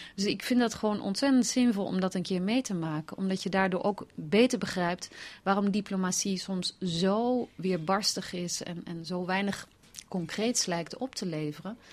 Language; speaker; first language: Dutch; native; Dutch